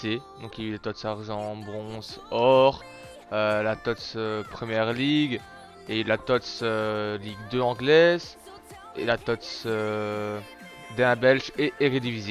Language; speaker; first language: French; native; French